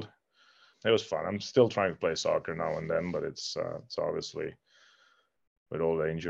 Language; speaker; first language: English; non-native, fluent; Finnish